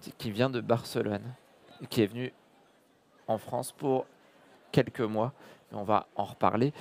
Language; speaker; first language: French; native; French